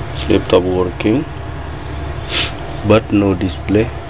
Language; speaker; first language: English; non-native, learner; Indonesian